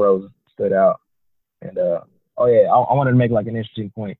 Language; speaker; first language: English; native; English